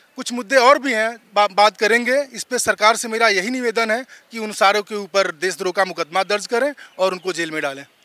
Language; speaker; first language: Hindi; native; Hindi